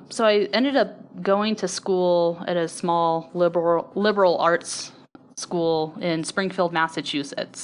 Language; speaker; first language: English; native; English